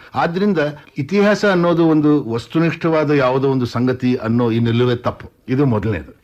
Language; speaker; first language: Kannada; non-native, local second language; Konkani